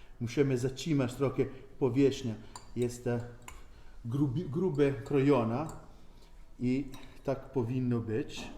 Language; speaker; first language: Polish; non-native, learner; Italian